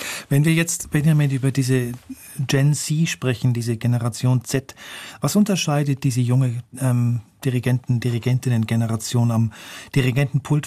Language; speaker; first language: German; native; German